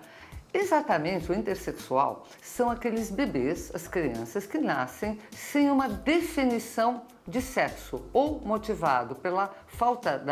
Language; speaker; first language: Portuguese; native; Portuguese